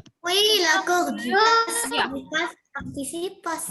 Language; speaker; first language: French; non-native, learner; Arabic